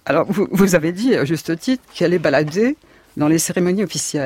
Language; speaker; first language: French; native; French